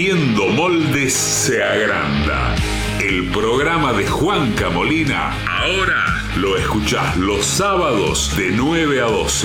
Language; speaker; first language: Spanish; native; Spanish